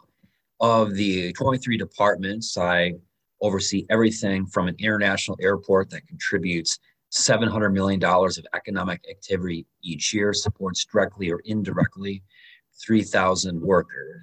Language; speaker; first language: English; native; English